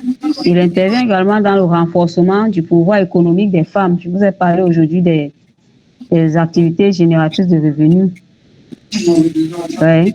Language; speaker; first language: French; native; French